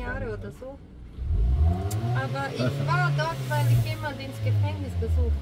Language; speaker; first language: German; non-native, fluent; Bosnian